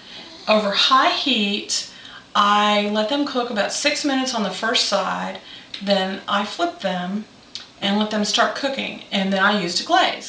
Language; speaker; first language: English; native; English